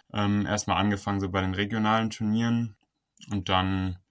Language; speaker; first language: German; native; German